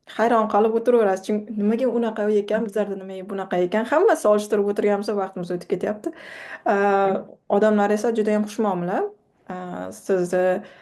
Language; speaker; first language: Uzbek; non-native, local second language; Kara-Kalpak